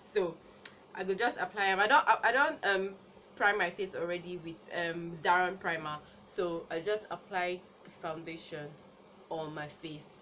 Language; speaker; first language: Nigerian Pidgin; non-native, local second language; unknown